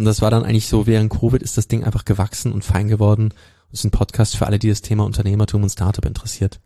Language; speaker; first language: German; early bilingual, heritage; German